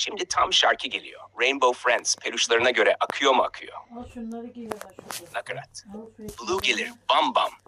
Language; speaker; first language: Turkish; native; Turkish